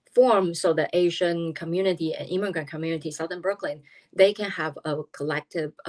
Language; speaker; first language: English; non-native, fluent; Chinese